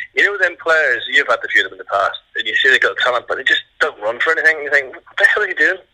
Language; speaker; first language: English; native; English